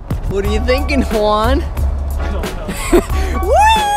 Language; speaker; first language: English; native; English